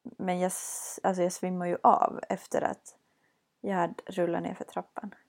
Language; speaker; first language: Swedish; native; Swedish